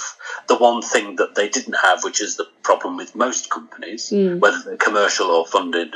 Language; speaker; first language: English; native; English